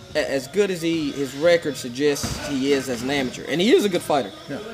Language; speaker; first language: English; native; English